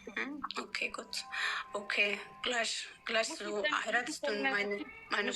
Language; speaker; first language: German; non-native, learner; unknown